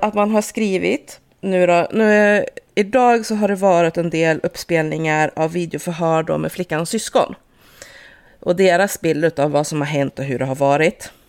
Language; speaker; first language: Swedish; native; Swedish